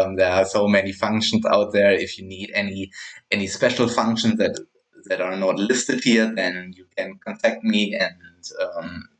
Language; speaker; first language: English; non-native, fluent; German